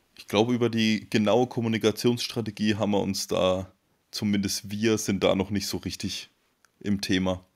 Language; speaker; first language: German; native; German